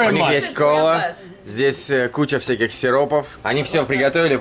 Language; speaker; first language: Russian; native; Russian